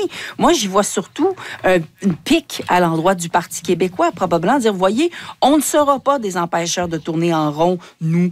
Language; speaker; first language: French; native; French